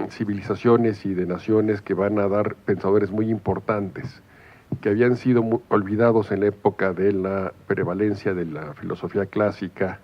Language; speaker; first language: Spanish; native; Spanish